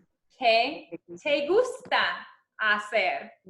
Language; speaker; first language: Spanish; non-native, fluent; English